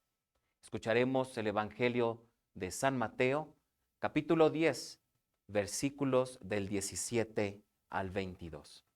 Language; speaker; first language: Spanish; native; Spanish